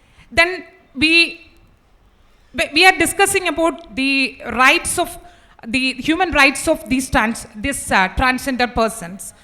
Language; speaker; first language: English; non-native, local second language; Malayalam